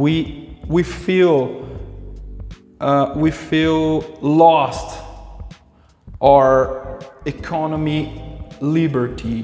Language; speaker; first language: English; non-native, local second language; Portuguese